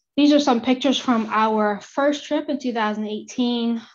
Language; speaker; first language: English; native; English